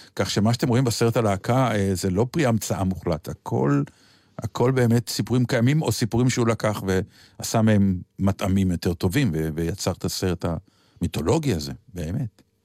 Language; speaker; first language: Hebrew; native; Hebrew